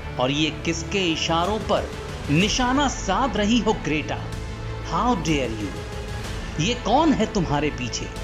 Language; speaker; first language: Hindi; native; Hindi